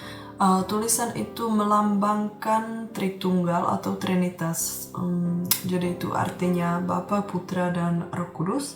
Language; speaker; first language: Indonesian; non-native, fluent; Czech